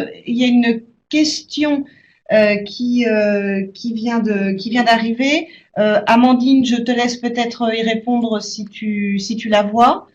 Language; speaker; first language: French; native; French